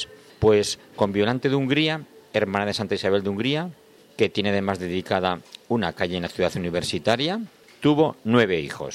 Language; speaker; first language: Spanish; native; Spanish